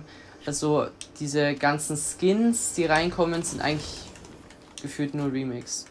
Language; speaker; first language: German; native; German